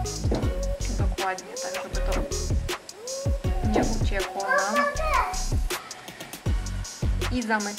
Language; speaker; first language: Polish; non-native, fluent; Ukrainian